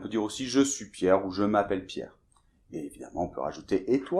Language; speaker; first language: French; native; French